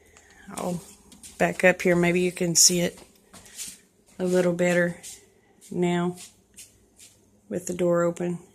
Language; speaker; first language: English; native; English